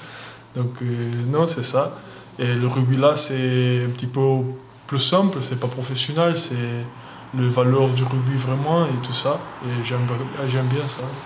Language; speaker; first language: French; non-native, learner; Portuguese